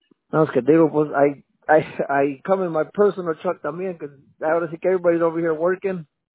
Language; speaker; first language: Spanish; early bilingual, heritage; Spanish